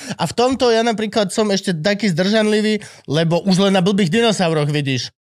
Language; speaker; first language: Slovak; native; Slovak